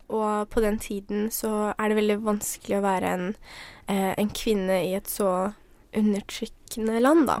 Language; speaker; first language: Norwegian; early bilingual, other home language; Somali